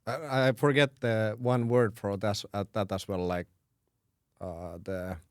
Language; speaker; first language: English; non-native, fluent; Finnish